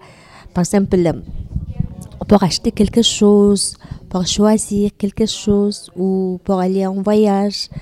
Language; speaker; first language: French; non-native, learner; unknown